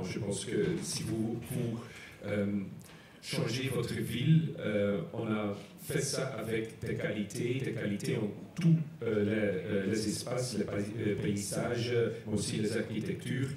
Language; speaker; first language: French; non-native, local second language; Dutch